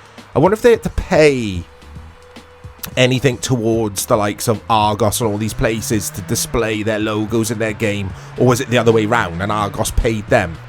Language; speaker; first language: English; native; English